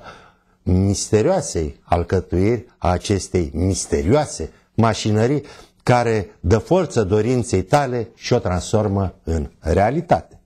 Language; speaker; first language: Romanian; native; Romanian